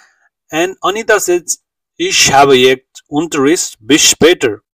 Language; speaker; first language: German; non-native, learner; Nepali